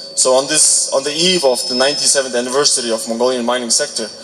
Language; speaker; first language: English; non-native, fluent; Mongolian